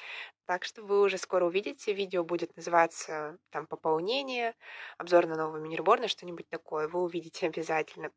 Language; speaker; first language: Russian; native; Russian